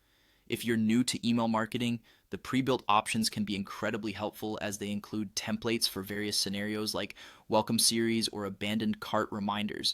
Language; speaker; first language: English; native; English